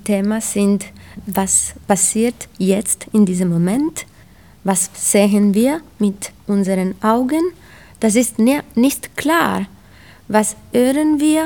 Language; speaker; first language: German; non-native, learner; Italian